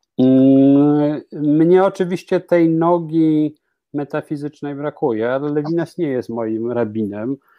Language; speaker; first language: Polish; native; Polish